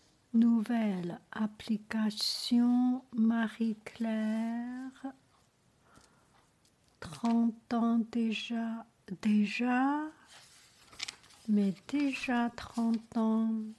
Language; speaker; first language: French; non-native, learner; Chinese